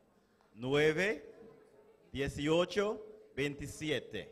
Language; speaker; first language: Spanish; non-native, fluent; English